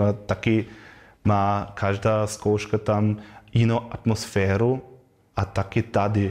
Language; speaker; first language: Czech; non-native, fluent; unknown